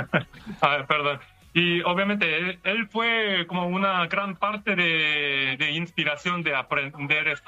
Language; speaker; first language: Spanish; non-native, fluent; Korean